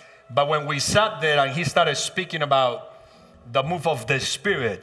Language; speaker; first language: English; early bilingual, other home language; Spanish